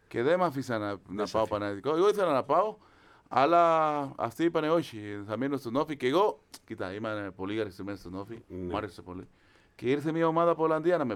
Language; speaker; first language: Greek; non-native, fluent; Spanish